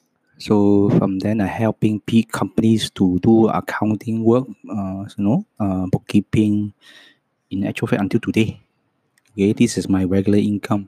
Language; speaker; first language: English; non-native, local second language; Cantonese